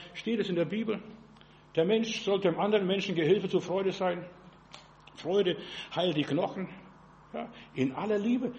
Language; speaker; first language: German; non-native, fluent; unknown